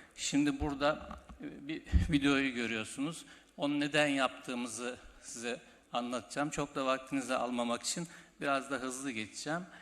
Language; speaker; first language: Turkish; native; Turkish